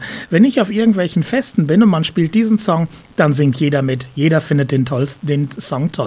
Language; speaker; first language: German; native; German